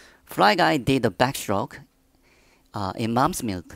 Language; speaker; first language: English; non-native, fluent; Korean